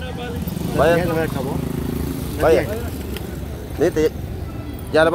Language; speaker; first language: Spanish; native; Spanish